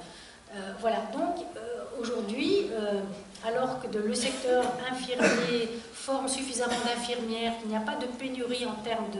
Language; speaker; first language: French; native; French